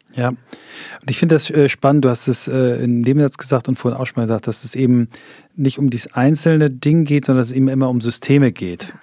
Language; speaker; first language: German; native; German